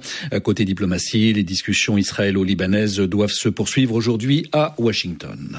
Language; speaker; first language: French; native; French